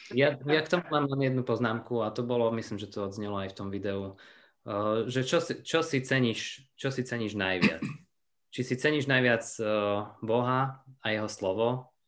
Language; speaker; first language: Slovak; native; Slovak